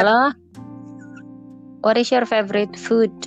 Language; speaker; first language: English; non-native, learner; Indonesian